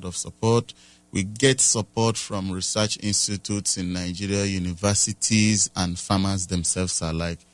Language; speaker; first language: English; non-native, local second language; Igbo